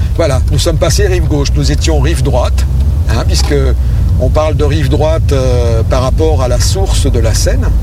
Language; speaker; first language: French; native; French